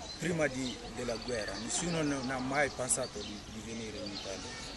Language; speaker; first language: Italian; non-native, learner; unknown